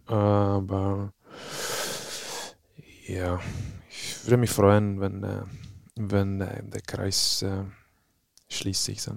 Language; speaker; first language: German; non-native, fluent; Czech